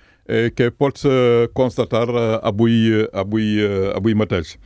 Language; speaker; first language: Catalan; non-native, fluent; Mandingo